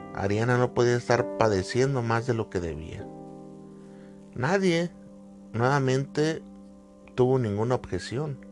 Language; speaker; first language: Spanish; native; Spanish